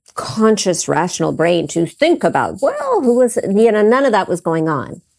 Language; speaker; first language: English; native; English